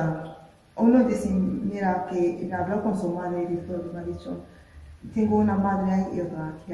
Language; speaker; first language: Spanish; non-native, local second language; Arabic